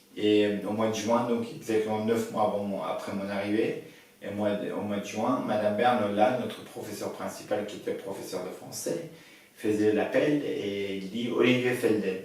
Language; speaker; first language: French; early bilingual, other home language; Persian